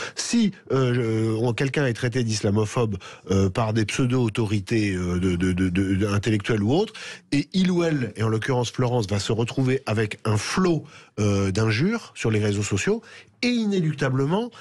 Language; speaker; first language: French; native; French